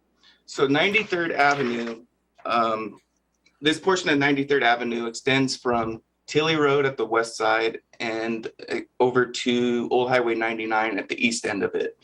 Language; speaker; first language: English; native; English